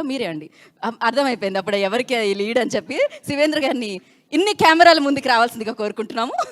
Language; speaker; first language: Telugu; native; Telugu